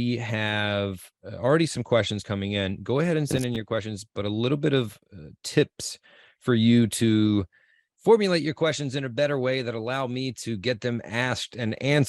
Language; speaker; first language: English; native; English